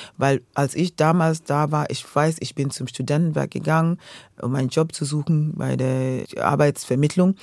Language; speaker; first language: German; non-native, fluent; Luo (Kenya and Tanzania)